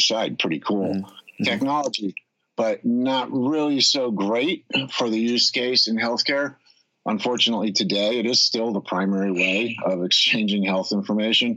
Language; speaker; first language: English; native; English